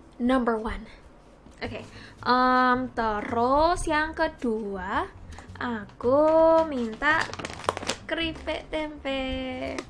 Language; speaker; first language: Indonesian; non-native, fluent; Japanese